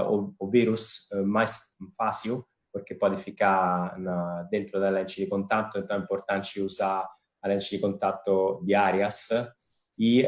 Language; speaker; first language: Portuguese; non-native, fluent; Italian